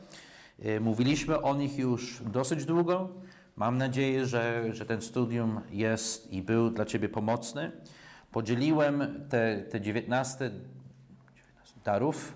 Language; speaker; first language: Polish; non-native, fluent; English